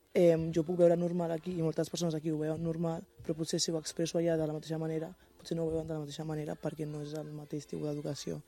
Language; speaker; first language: Catalan; early bilingual, other home language; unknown